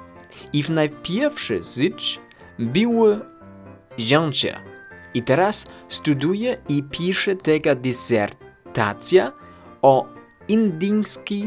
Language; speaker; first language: Polish; non-native, learner; German